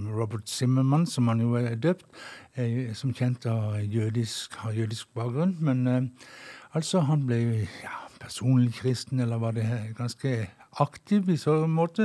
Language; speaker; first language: Norwegian; native; Norwegian